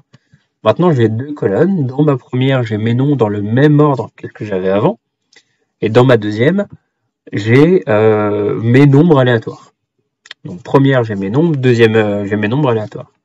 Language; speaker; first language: French; native; French